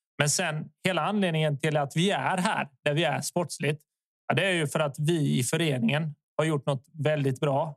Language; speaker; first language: Swedish; early bilingual, other home language; Bosnian